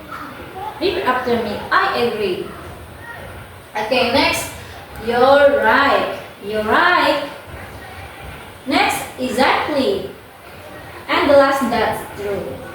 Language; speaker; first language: English; non-native, local second language; Indonesian